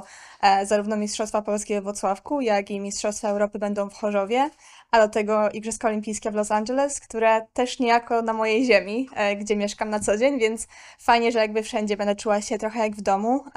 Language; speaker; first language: Polish; native; Polish